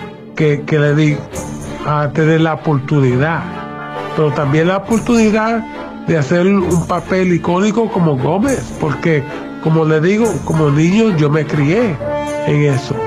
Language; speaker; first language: Spanish; early bilingual, heritage; English